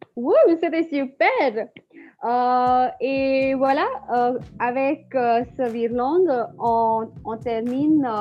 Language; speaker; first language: French; non-native, fluent; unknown